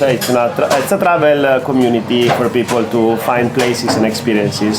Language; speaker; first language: English; non-native, fluent; Italian